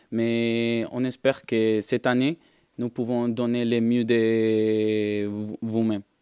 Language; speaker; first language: French; non-native, learner; Spanish